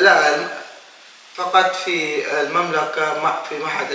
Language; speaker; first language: Arabic; non-native, fluent; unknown